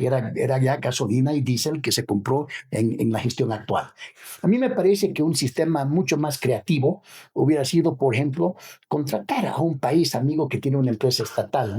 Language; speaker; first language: Spanish; native; Spanish